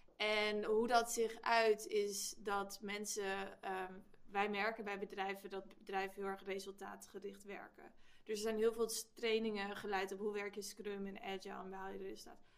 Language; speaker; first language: Dutch; native; Dutch